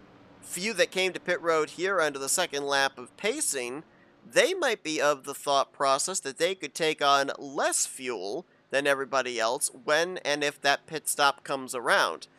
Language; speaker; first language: English; native; English